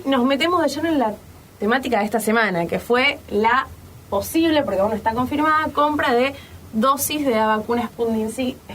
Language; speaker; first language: Spanish; native; Spanish